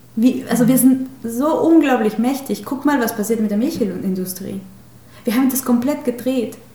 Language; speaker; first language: German; non-native, fluent; Spanish